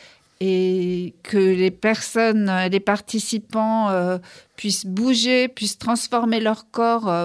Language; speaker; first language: French; native; French